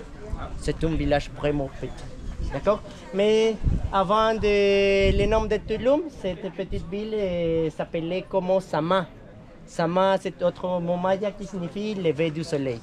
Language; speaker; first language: French; non-native, learner; Spanish